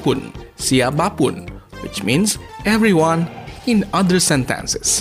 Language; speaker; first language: English; non-native, local second language; Indonesian